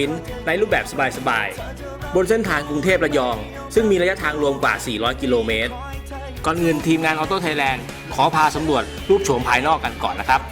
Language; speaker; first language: Thai; native; Thai